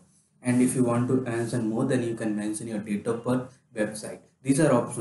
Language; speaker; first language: English; non-native, local second language; Hindi